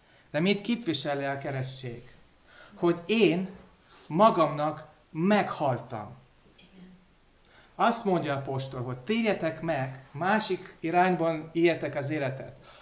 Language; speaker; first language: Hungarian; non-native, fluent; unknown